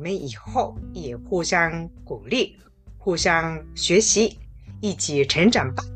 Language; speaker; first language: Chinese; non-native, fluent; Japanese